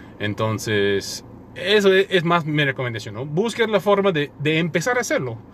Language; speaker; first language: Spanish; non-native, fluent; English